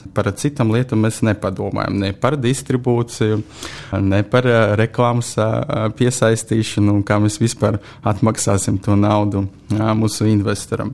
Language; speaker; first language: Latvian; non-native, local second language; Russian